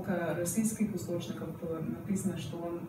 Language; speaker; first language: Russian; non-native, learner; English